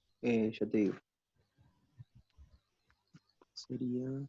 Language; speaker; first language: Spanish; native; Spanish